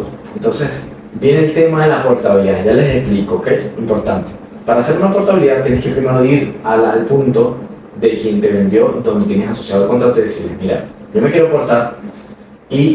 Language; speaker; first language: Spanish; native; Spanish